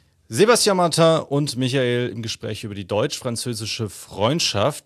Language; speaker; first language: German; native; German